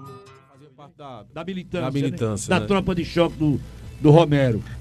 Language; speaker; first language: Portuguese; native; Portuguese